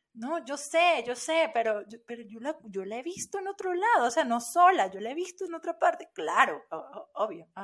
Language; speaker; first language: Spanish; native; Spanish